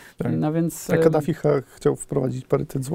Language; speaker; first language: Polish; native; Polish